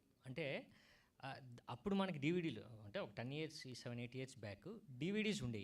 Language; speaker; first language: Telugu; native; Telugu